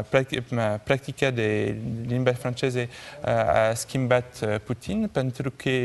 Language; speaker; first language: Romanian; non-native, learner; French